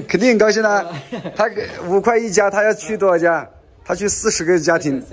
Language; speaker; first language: Chinese; native; Chinese